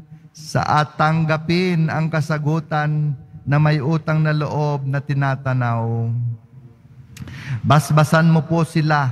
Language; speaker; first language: Filipino; native; Filipino